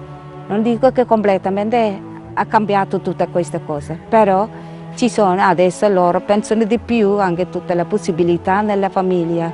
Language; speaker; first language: Italian; non-native, learner; Malayalam